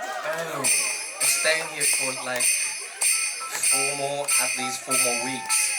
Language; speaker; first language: English; non-native, fluent; Chinese